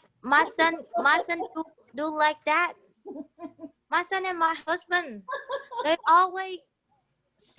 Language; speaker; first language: English; non-native, learner; Vietnamese